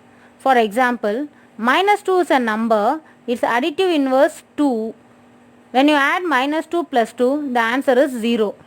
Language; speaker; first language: English; non-native, local second language; Tamil